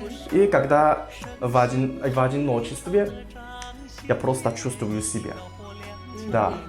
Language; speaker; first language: Russian; non-native, learner; Chinese